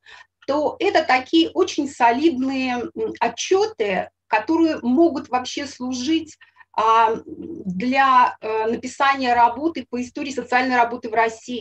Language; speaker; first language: Russian; native; Russian